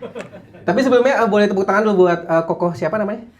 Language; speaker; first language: Indonesian; native; Indonesian